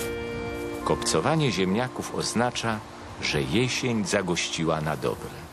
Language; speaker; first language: Polish; native; Polish